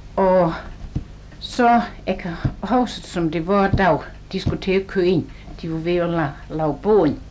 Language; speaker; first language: Danish; native; Danish